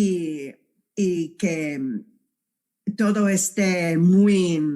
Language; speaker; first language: Spanish; non-native, fluent; English